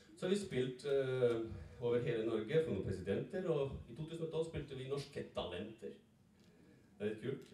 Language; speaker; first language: Norwegian; early bilingual, other home language; Serbian